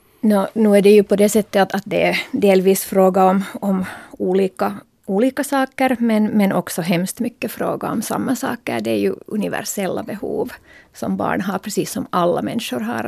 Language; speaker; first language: Swedish; native; Swedish